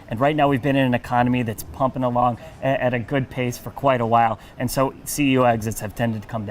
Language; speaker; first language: English; native; English